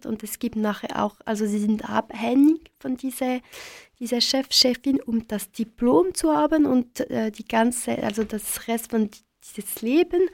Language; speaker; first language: German; non-native, local second language; French